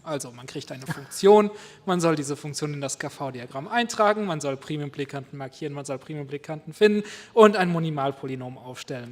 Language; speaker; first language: German; native; German